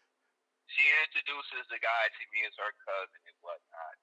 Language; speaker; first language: English; native; English